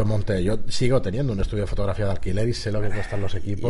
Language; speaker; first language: Spanish; native; Spanish